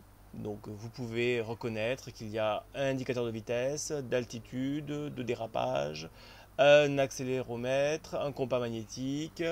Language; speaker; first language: French; native; French